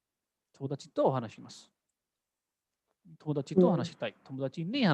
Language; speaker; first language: Japanese; non-native, fluent; Hindi